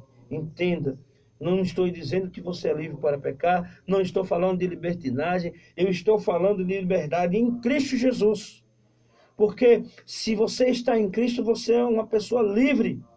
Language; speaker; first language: Portuguese; native; Portuguese